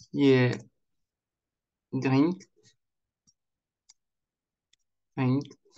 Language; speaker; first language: Dutch; non-native, learner; Russian